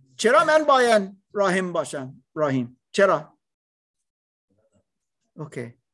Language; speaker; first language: Persian; non-native, learner; English